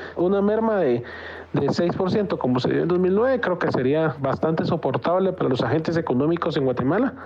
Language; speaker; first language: Spanish; native; Spanish